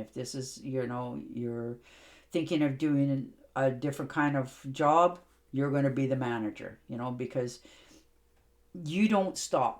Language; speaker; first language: English; native; English